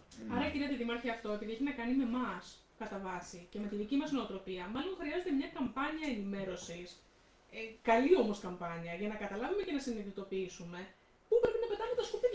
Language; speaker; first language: Greek; native; Greek